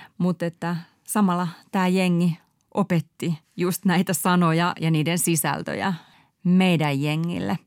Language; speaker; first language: Finnish; native; Finnish